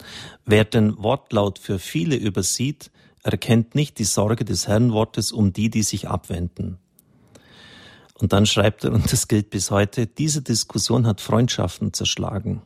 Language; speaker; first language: German; native; German